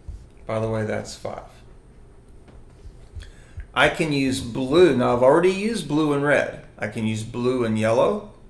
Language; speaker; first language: English; native; English